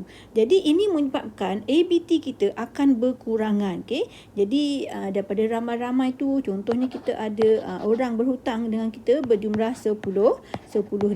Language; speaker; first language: Malay; native; Malay